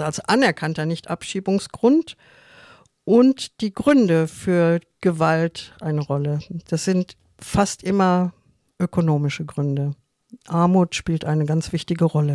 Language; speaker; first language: German; native; German